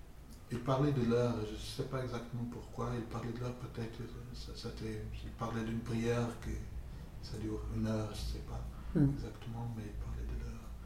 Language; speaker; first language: French; non-native, fluent; English